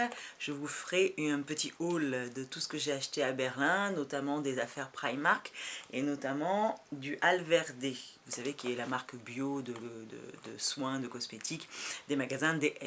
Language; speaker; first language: French; native; French